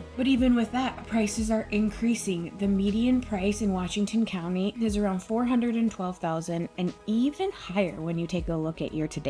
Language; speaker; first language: English; native; English